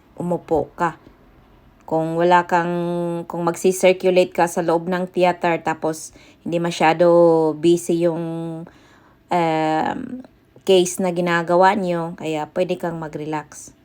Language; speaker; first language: Filipino; non-native, local second language; Cebuano